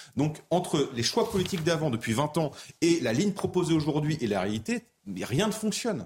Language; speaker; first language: French; native; French